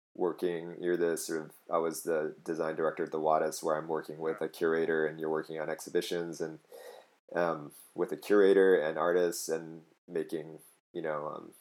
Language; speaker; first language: English; native; English